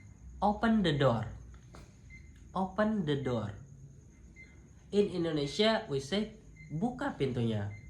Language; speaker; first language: English; non-native, local second language; Indonesian